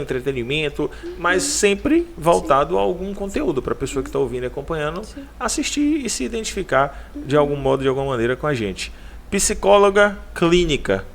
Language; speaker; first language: Portuguese; native; Portuguese